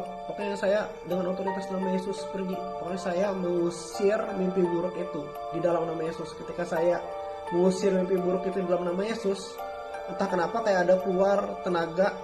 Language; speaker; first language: Indonesian; native; Indonesian